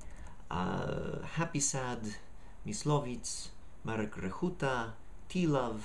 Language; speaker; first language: Polish; non-native, fluent; English